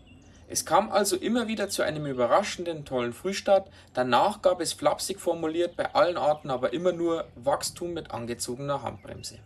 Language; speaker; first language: German; native; German